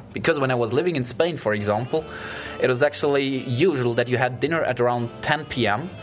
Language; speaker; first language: English; non-native, fluent; German